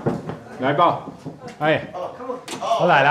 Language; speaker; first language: Chinese; non-native, fluent; Dutch